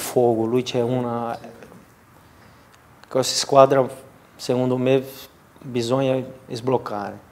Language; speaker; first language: Italian; non-native, learner; Portuguese